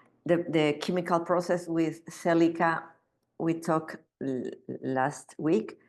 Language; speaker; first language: English; non-native, learner; Spanish